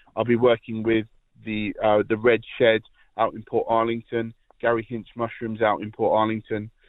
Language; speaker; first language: English; native; English